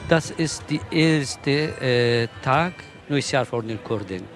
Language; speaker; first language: German; non-native, learner; Kurdish